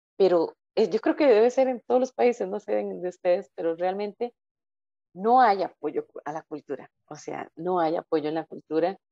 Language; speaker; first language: Spanish; native; Spanish